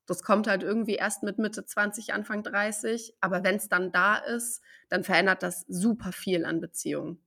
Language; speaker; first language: German; native; German